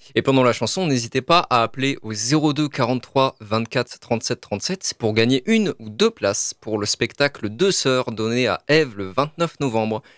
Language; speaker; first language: French; native; French